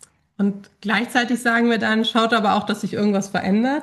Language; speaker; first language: German; native; German